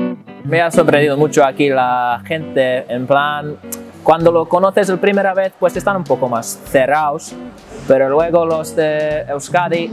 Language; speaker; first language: Spanish; non-native, fluent; English